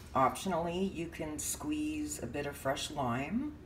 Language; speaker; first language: English; native; English